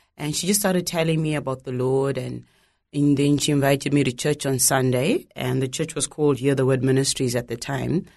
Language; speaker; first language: English; non-native, local second language; Shona